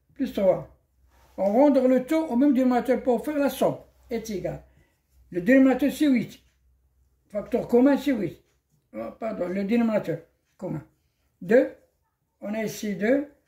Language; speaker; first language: French; non-native, local second language; Arabic